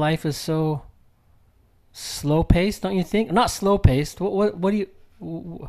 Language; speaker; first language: English; native; English